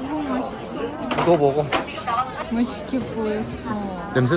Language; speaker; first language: Korean; non-native, learner; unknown